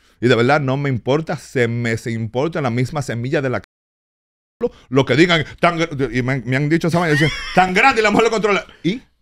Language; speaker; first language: Spanish; early bilingual, heritage; Spanish